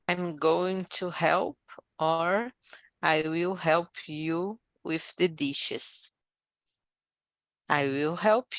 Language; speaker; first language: English; non-native, learner; Portuguese